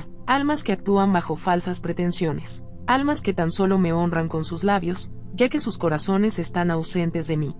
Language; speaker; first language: Spanish; native; Spanish